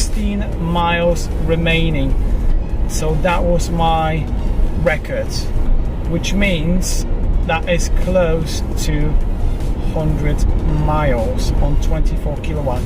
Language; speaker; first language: English; non-native, fluent; Polish